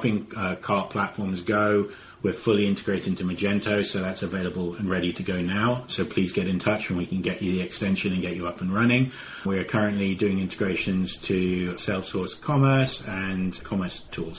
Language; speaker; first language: English; native; English